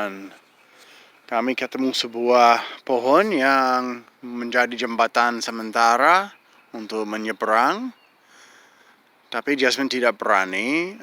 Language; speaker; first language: Indonesian; non-native, fluent; English